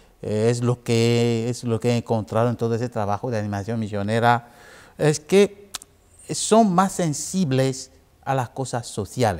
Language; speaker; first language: Spanish; non-native, fluent; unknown